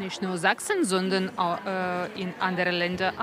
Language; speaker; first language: German; non-native, learner; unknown